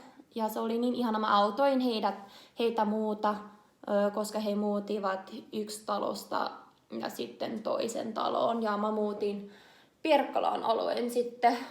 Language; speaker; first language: Finnish; non-native, learner; English